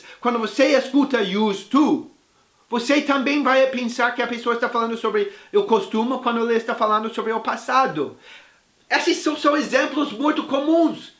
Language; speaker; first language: Portuguese; non-native, fluent; English